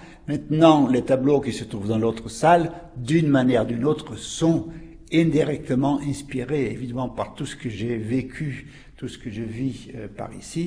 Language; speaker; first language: French; native; French